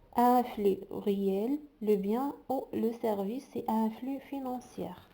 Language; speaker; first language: French; non-native, local second language; Arabic